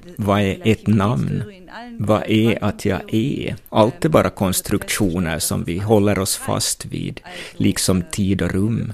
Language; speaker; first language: Swedish; native; Swedish